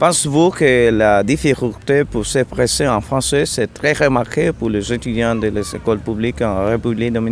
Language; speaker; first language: French; non-native, learner; Spanish